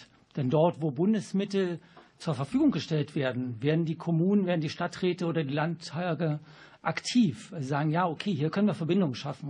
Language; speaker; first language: German; native; German